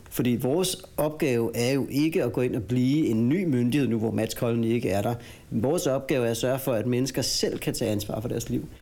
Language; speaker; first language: Danish; native; Danish